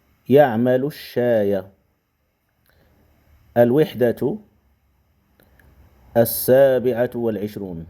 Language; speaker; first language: Arabic; non-native, fluent; Indonesian